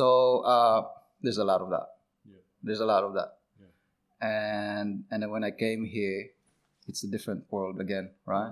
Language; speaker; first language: English; non-native, local second language; Cebuano